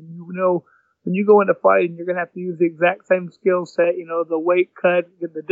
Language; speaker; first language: English; native; English